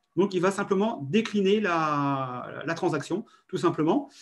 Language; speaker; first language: French; native; French